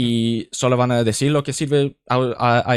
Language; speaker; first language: Spanish; non-native, learner; English